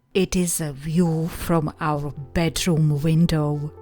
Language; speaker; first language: English; non-native, fluent; Czech